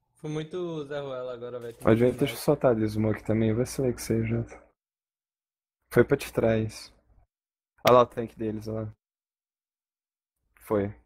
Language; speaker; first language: Portuguese; native; Portuguese